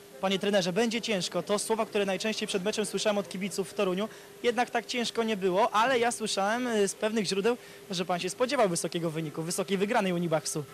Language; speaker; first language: Polish; native; Polish